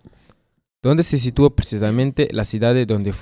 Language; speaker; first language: Spanish; non-native, learner; French